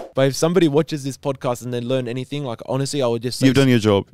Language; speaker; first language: English; native; English